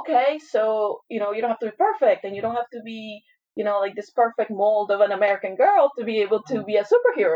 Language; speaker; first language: English; non-native, fluent; Spanish